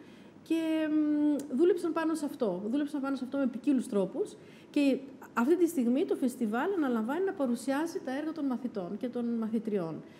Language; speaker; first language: Greek; native; Greek